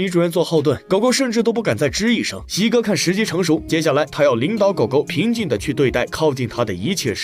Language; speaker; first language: Chinese; native; Chinese